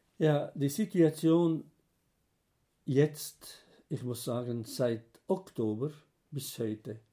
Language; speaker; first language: German; non-native, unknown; Arabic